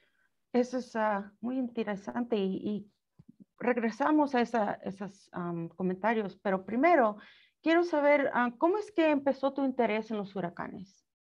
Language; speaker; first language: Spanish; early bilingual, heritage; Spanish